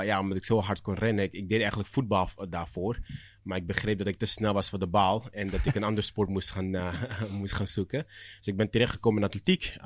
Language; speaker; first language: Dutch; early bilingual, other home language; Akan